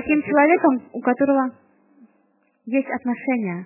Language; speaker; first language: Russian; native; Russian